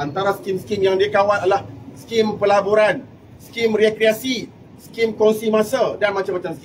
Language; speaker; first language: Malay; native; Malay